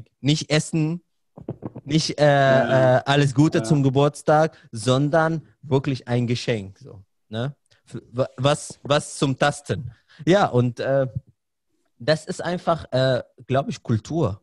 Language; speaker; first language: German; non-native, fluent; Arabic